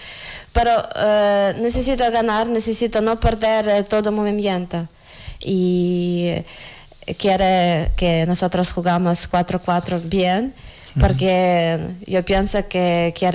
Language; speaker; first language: Spanish; non-native, learner; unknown